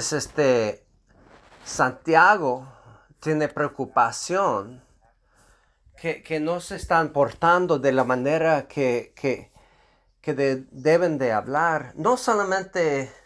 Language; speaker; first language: Spanish; non-native, fluent; English